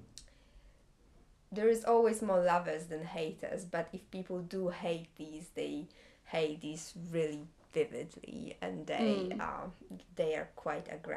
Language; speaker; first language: English; non-native, fluent; Polish